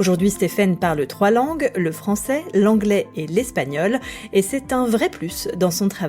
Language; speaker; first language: French; native; French